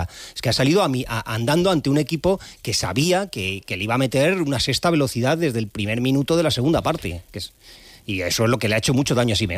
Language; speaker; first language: Spanish; native; Spanish